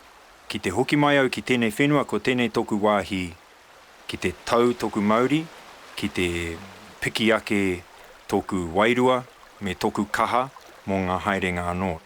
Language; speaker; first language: Māori; non-native, local second language; English